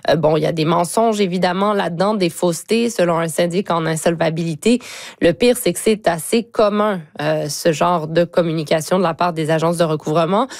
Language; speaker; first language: French; native; French